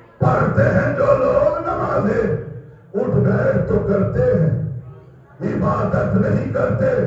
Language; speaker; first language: Urdu; native; Urdu